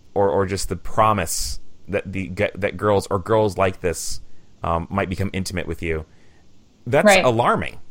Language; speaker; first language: English; native; English